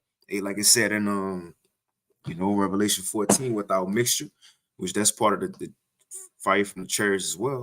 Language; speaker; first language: English; native; English